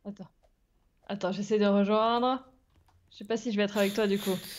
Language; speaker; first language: French; native; French